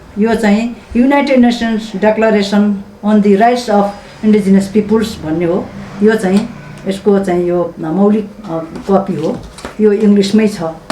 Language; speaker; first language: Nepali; non-native, local second language; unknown